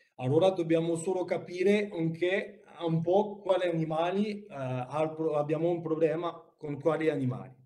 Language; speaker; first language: Italian; non-native, learner; French